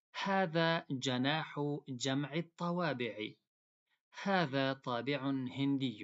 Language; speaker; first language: Arabic; non-native, fluent; Pashto